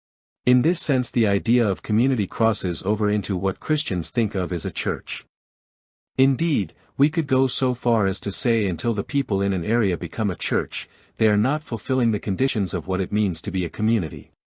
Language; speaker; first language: English; native; English